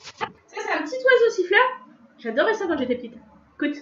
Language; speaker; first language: French; native; French